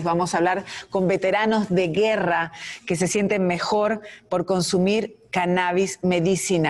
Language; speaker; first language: Spanish; native; Spanish